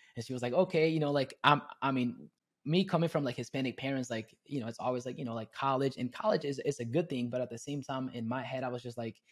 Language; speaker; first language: English; early bilingual, other home language; Spanish